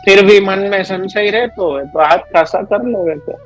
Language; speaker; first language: Hindi; non-native, local second language; Gujarati